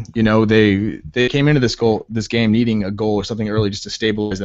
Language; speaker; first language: English; native; English